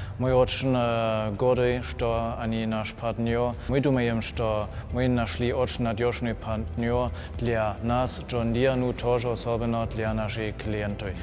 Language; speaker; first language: Russian; non-native, fluent; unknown